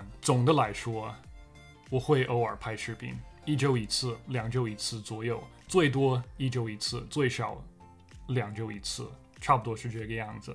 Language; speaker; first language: Chinese; non-native, fluent; English